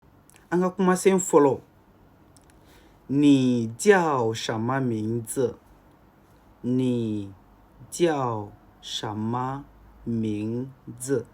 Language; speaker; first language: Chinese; non-native, learner; Bambara